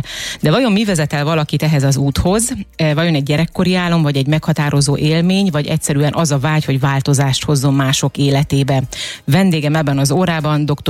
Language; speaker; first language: Hungarian; native; Hungarian